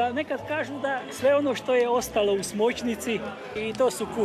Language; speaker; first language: Croatian; early bilingual, heritage; Croatian